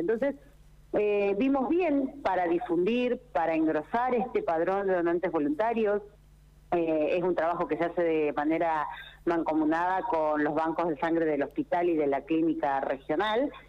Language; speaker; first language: Spanish; native; Spanish